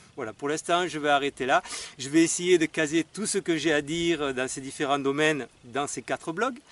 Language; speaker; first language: French; native; French